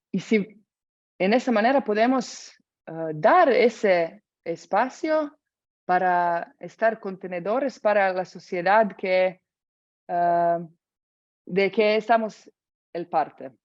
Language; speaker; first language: Spanish; non-native, fluent; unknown